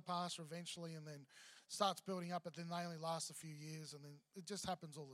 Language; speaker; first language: English; native; English